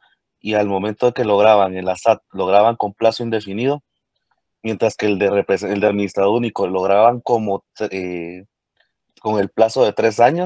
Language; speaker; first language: Spanish; native; Spanish